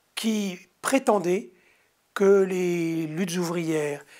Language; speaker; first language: French; native; French